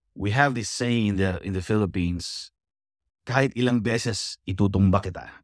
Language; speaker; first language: English; non-native, local second language; Filipino